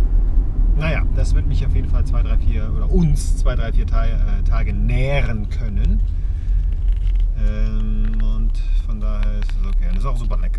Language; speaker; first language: German; native; German